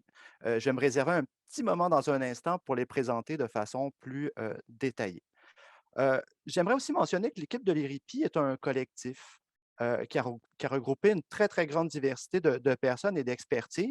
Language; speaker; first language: French; native; French